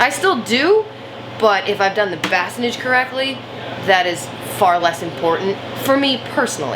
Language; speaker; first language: English; native; English